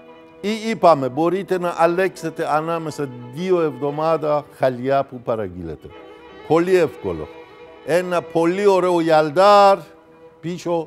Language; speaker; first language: Greek; non-native, fluent; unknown